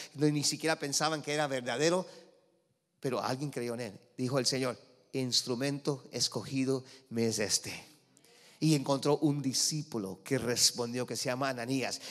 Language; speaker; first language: Spanish; early bilingual, heritage; Spanish